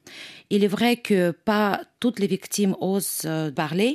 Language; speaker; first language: French; non-native, fluent; Ukrainian